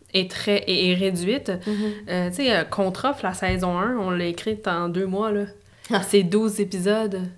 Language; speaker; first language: French; native; French